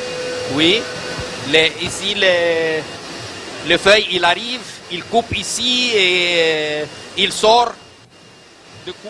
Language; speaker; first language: French; non-native, learner; Arabic